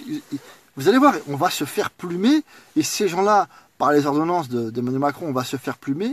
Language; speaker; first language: French; native; French